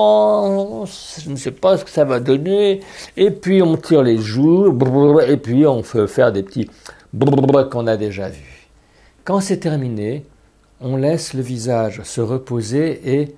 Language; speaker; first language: French; native; French